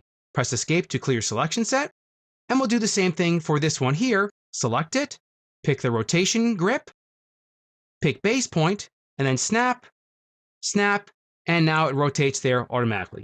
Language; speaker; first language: English; native; English